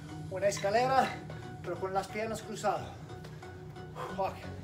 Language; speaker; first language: Spanish; non-native, learner; English